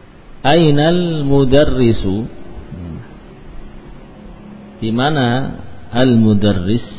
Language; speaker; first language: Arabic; non-native, fluent; Indonesian